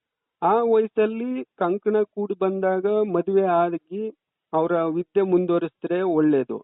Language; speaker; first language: Kannada; native; Kannada